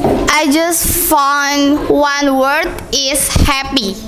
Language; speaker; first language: English; non-native, learner; Indonesian